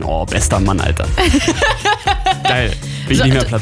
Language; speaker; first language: German; native; German